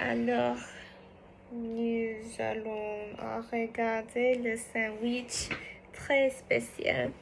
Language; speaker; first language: French; non-native, learner; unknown